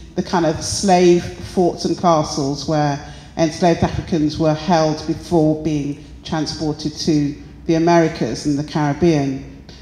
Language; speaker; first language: English; native; English